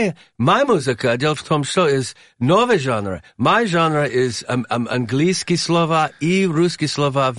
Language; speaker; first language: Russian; non-native, learner; English